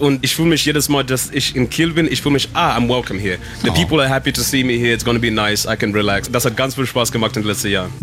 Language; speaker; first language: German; non-native, learner; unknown